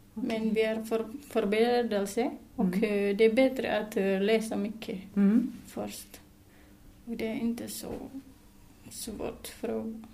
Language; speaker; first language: Swedish; non-native, learner; Indonesian